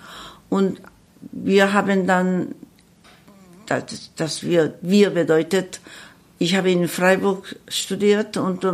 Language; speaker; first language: German; non-native, learner; Korean